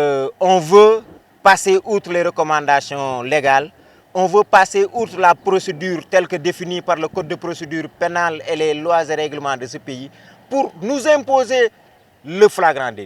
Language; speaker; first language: French; non-native, local second language; Wolof